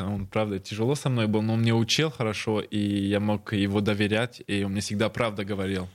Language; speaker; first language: Russian; early bilingual, heritage; Russian